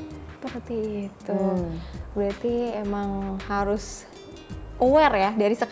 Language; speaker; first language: Indonesian; native; Indonesian